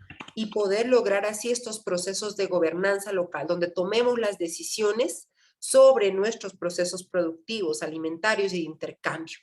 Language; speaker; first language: Spanish; native; Spanish